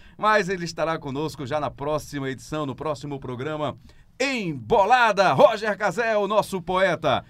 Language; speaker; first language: Portuguese; native; Portuguese